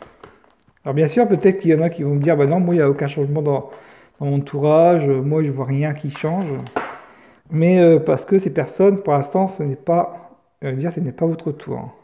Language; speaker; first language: French; native; French